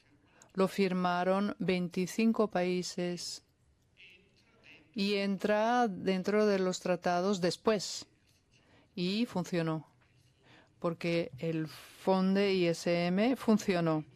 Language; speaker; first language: Spanish; non-native, fluent; Italian